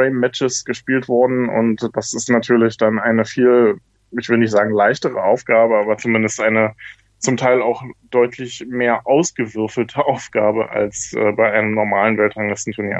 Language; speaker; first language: German; native; German